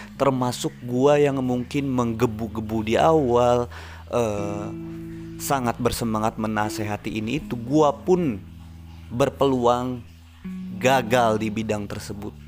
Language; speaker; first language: Indonesian; native; Indonesian